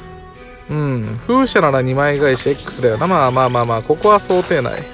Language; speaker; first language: Japanese; native; Japanese